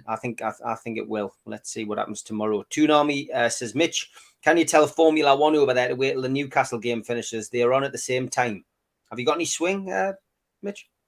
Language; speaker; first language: English; native; English